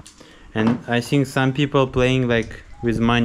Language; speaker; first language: English; non-native, learner; Russian